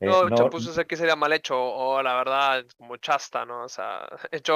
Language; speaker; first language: Spanish; native; Spanish